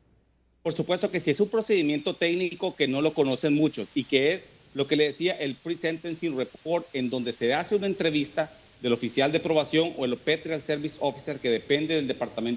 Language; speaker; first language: Spanish; native; Spanish